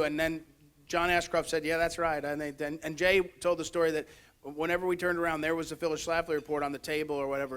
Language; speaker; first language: English; native; English